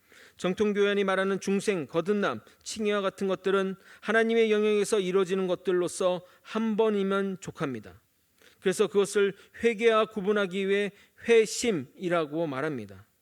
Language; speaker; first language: Korean; native; Korean